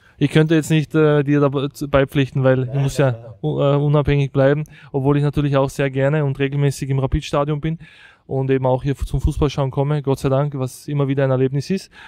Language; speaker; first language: German; native; German